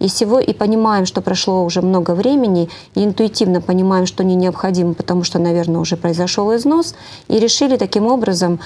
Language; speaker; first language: Russian; native; Russian